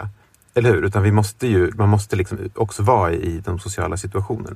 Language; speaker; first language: Swedish; native; Swedish